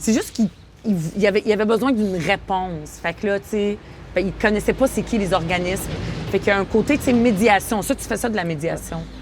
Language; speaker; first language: French; native; French